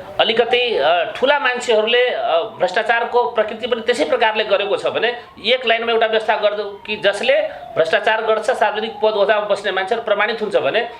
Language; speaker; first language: Nepali; non-native, local second language; Maithili